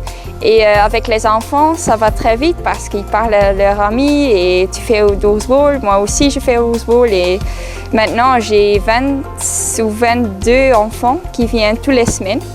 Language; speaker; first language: French; non-native, local second language; Dutch